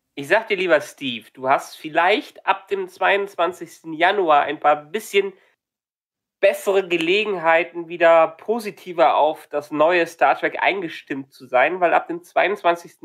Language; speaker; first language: German; native; German